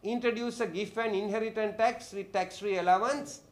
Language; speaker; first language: English; non-native, local second language; Sinhala